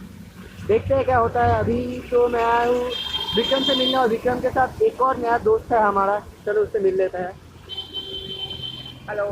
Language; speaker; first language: Hindi; non-native, local second language; Bangla